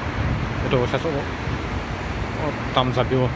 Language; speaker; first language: Russian; non-native, learner; Azerbaijani